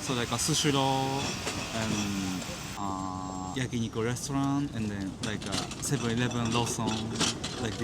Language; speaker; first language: English; non-native, learner; Japanese